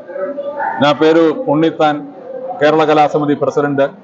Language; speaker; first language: Telugu; non-native, local second language; Malayalam